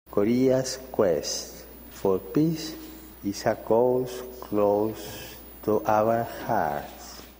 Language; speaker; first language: English; non-native, learner; Spanish